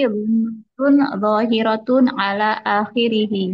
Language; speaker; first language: Indonesian; native; Indonesian